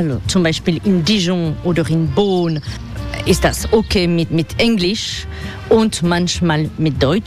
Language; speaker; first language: German; non-native, fluent; French